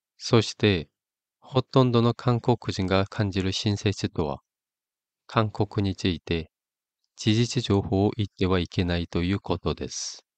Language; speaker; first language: Japanese; non-native, fluent; Korean